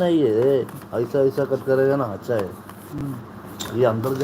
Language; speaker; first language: Hindi; non-native, local second language; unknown